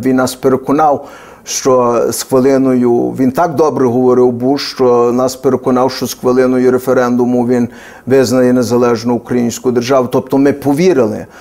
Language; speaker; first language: Ukrainian; early bilingual, heritage; Ukrainian